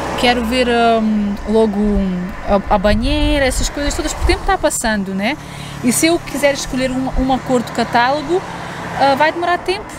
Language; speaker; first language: Portuguese; non-native, fluent; Ukrainian